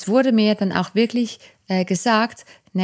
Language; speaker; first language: German; native; German